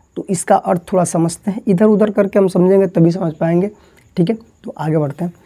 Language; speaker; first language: Hindi; native; Hindi